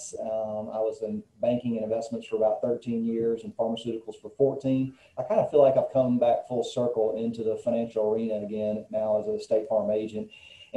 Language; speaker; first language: English; native; English